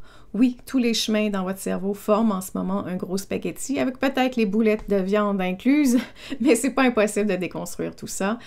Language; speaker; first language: French; native; French